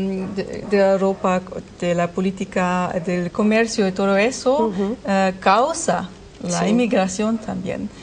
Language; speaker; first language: Spanish; non-native, fluent; German